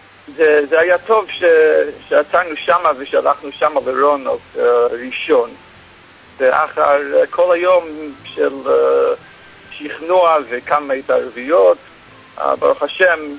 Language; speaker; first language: Hebrew; non-native, fluent; English